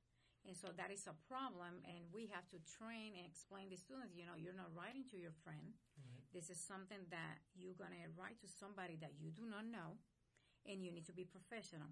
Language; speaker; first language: English; non-native, fluent; Spanish